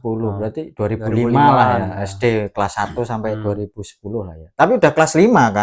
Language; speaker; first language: Indonesian; native; Indonesian